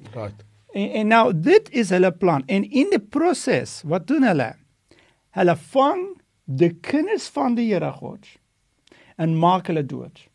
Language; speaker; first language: Afrikaans; non-native, fluent; Dutch